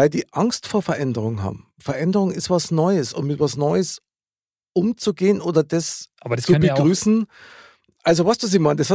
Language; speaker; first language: German; native; German